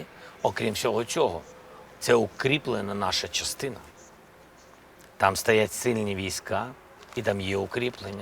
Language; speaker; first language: Ukrainian; non-native, local second language; Russian